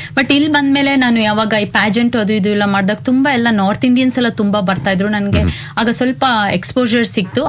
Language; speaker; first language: Kannada; native; Kannada